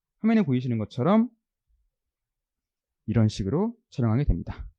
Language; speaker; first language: Korean; native; Korean